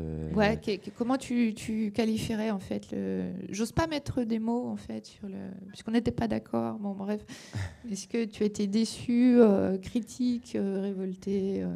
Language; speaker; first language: French; native; French